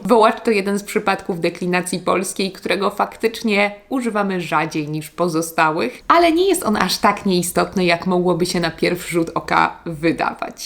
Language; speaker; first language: Polish; native; Polish